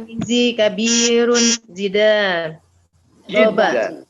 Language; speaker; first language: Arabic; non-native, learner; Indonesian